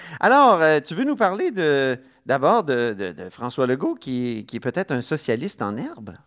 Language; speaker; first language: French; native; French